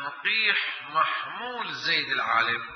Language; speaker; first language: Arabic; native; Arabic